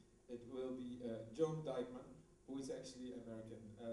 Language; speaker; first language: English; non-native, fluent; Dutch